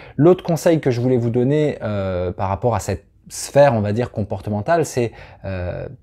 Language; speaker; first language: French; native; French